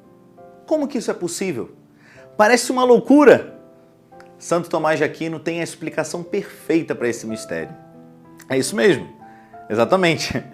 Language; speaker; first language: Portuguese; native; Portuguese